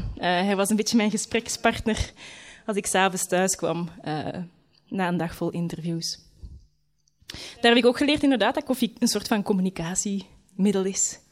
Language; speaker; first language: Dutch; native; Dutch